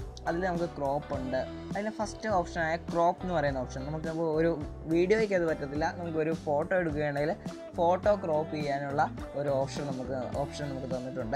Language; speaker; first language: Malayalam; native; Malayalam